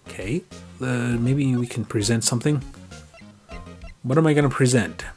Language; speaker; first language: English; native; English